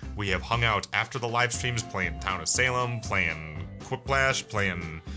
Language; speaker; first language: English; native; English